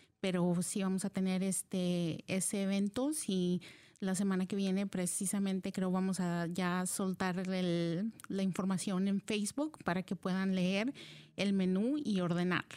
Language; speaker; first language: Spanish; early bilingual, heritage; Spanish